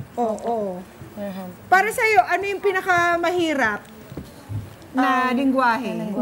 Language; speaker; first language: Filipino; native; Filipino